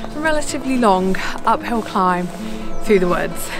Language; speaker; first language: English; native; English